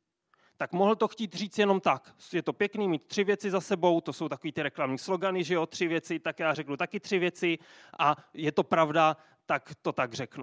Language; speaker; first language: Czech; native; Czech